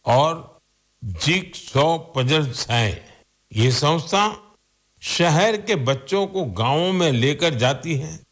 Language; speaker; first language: Hindi; non-native, local second language; Gujarati